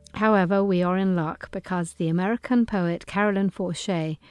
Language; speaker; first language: English; native; English